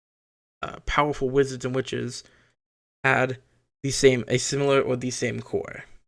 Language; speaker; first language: English; native; English